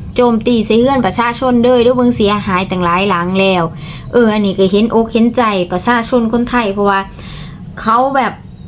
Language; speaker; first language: Thai; native; Thai